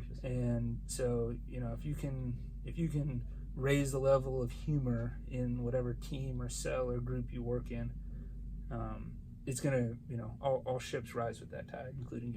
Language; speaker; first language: English; native; English